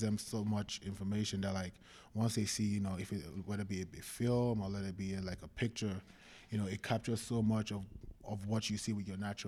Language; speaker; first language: English; non-native, local second language; Yoruba